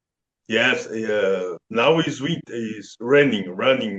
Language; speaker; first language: English; non-native, learner; Portuguese